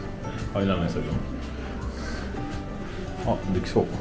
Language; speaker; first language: Japanese; non-native, learner; French